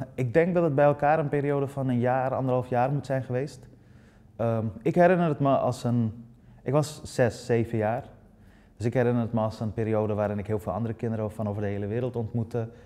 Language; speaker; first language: Dutch; early bilingual, other home language; Persian